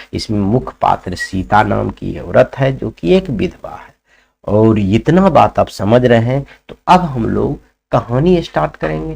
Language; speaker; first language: Hindi; native; Hindi